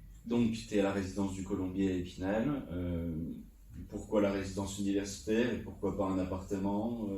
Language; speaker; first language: French; native; French